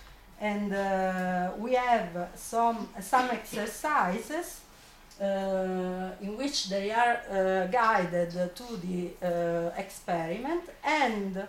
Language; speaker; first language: English; non-native, fluent; Italian